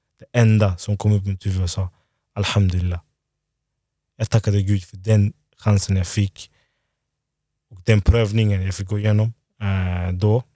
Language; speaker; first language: Swedish; early bilingual, other home language; Lingala